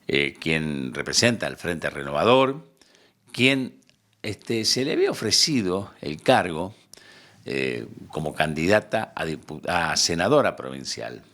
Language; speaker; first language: Spanish; native; Spanish